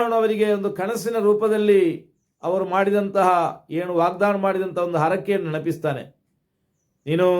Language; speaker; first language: Kannada; non-native, local second language; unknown